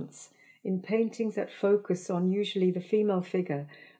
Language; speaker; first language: English; native; English